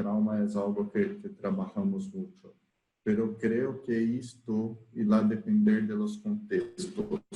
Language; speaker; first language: Spanish; non-native, learner; Portuguese